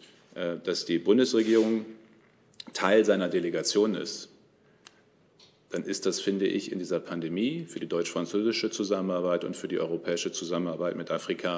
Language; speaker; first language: German; native; German